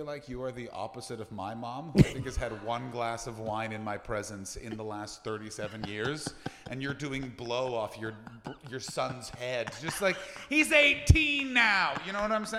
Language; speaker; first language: English; native; English